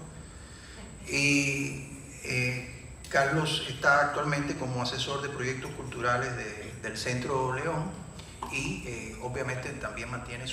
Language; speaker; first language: Spanish; native; Spanish